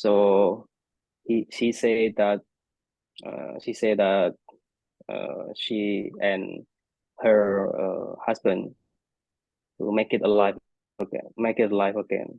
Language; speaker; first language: English; non-native, fluent; Indonesian